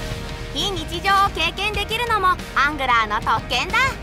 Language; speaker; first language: Japanese; native; Japanese